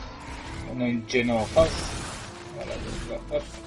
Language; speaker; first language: French; native; French